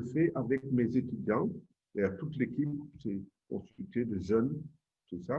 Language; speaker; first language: French; non-native, local second language; Wolof